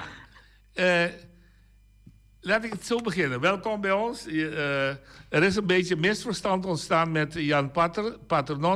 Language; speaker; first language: Dutch; non-native, local second language; Papiamento